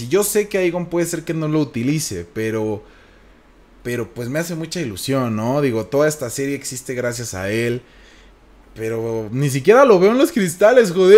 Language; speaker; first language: Spanish; native; Spanish